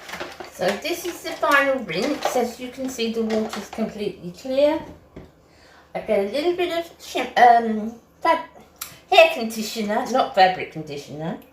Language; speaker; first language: English; native; English